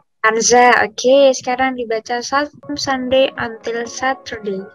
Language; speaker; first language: English; non-native, learner; Indonesian